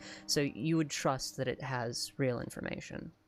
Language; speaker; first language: English; native; English